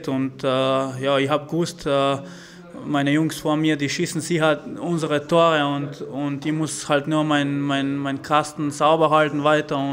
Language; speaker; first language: German; non-native, fluent; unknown